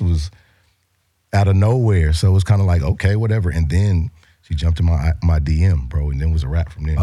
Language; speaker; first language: English; native; English